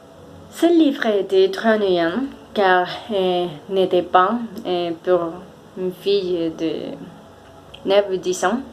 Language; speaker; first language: French; non-native, fluent; Spanish